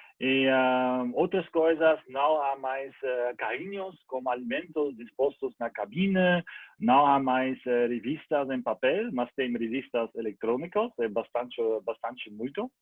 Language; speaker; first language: Portuguese; non-native, learner; German